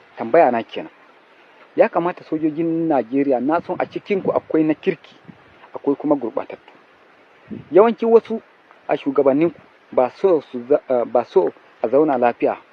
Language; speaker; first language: Hausa; non-native, local second language; Fula